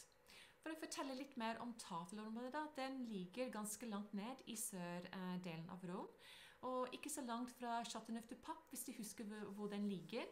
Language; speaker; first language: Norwegian; non-native, fluent; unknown